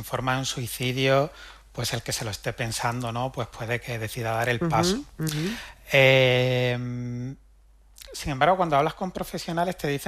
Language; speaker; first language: Spanish; native; Spanish